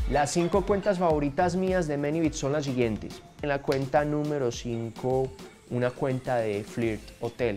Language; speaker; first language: Spanish; native; Spanish